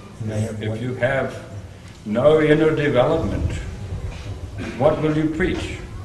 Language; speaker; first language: English; non-native, local second language; Bangla